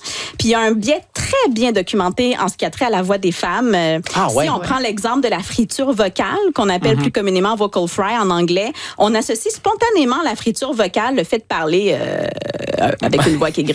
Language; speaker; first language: French; native; French